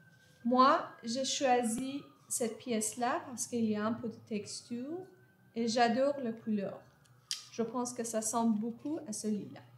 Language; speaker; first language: French; non-native, fluent; Persian